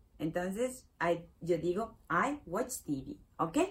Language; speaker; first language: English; non-native, learner; Spanish